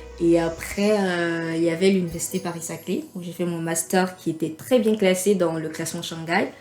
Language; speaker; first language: French; native; French